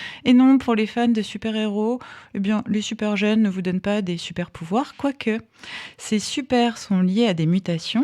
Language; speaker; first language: French; native; French